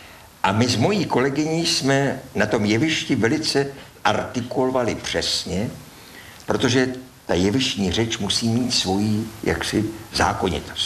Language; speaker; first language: Czech; native; Czech